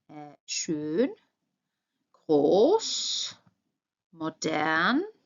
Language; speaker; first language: German; non-native, fluent; English